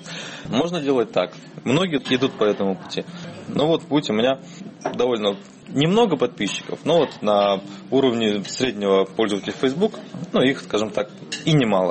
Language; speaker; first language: Russian; native; Russian